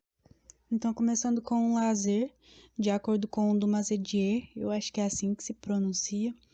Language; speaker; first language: Portuguese; native; Portuguese